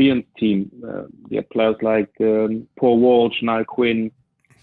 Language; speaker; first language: English; non-native, fluent; German